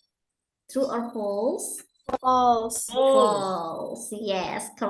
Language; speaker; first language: English; non-native, learner; Indonesian